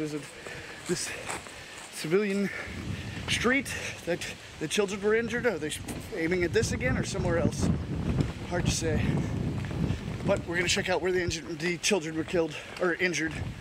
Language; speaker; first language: English; native; English